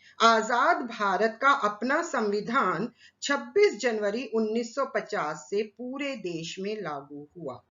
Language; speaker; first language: Hindi; native; Hindi